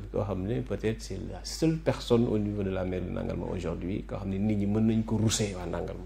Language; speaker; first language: French; non-native, local second language; Wolof